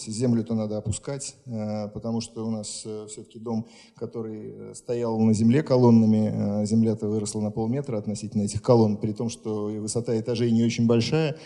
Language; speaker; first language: Russian; native; Russian